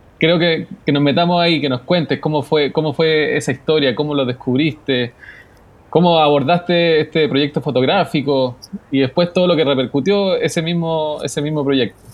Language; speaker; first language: Spanish; native; Spanish